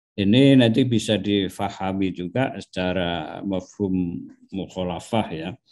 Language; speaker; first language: Indonesian; non-native, local second language; Javanese